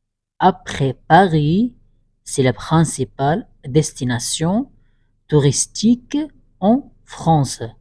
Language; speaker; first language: French; non-native, fluent; Arabic